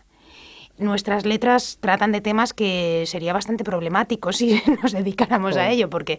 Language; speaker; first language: Spanish; native; Spanish